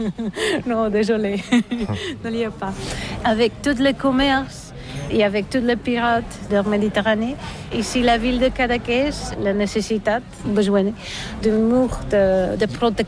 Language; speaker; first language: French; non-native, learner; Catalan